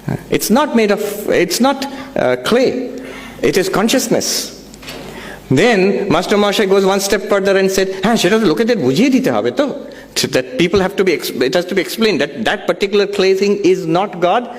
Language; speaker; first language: English; non-native, local second language; Bangla